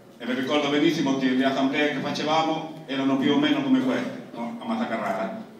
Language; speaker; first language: Italian; non-native, fluent; Spanish